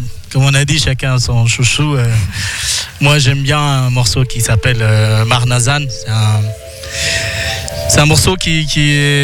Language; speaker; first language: French; non-native, local second language; Malagasy